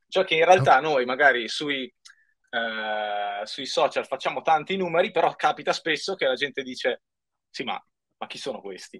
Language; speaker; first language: Italian; native; Italian